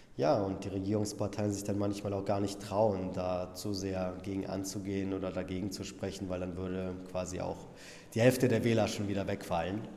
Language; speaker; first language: German; early bilingual, other home language; Polish